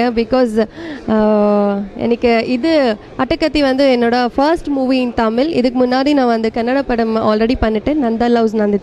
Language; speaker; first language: Tamil; non-native, local second language; Kannada